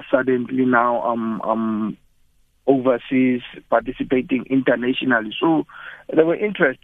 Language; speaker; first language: English; non-native, local second language; Tswana